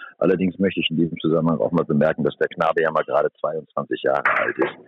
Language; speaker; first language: German; native; German